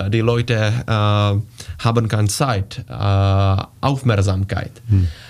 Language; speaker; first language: German; non-native, learner; Czech